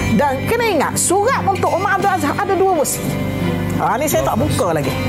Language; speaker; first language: Malay; native; Malay